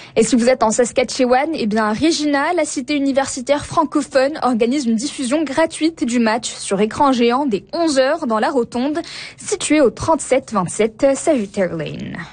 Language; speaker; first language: French; native; French